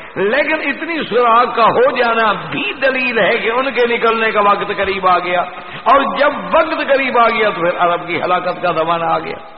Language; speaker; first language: Urdu; non-native, local second language; Punjabi